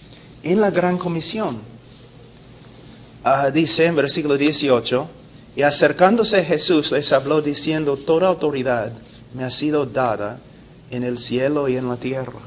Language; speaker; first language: Spanish; non-native, fluent; English